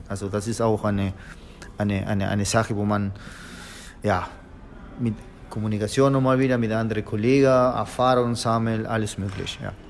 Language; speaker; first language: German; non-native, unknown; Spanish